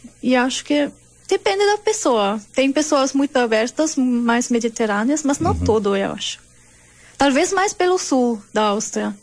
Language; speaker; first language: Portuguese; non-native, learner; German